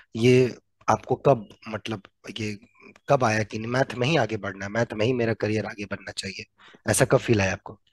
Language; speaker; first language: Hindi; native; Hindi